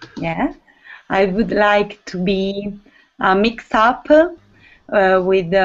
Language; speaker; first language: English; non-native, learner; Italian